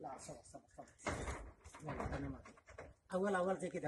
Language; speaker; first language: Arabic; non-native, learner; Hindi